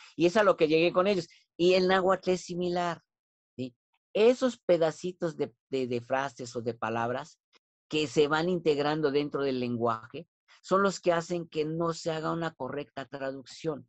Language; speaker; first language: Spanish; non-native, local second language; Nahuatl languages